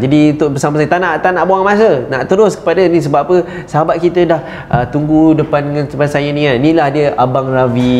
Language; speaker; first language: Malay; native; Malay